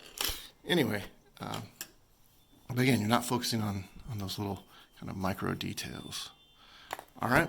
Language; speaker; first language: English; native; English